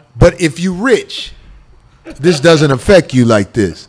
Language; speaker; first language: English; native; English